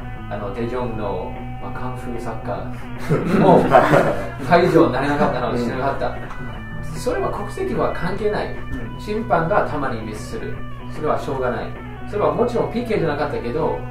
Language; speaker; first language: Japanese; non-native, fluent; English